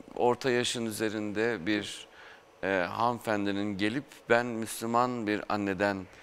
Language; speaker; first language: Turkish; native; Turkish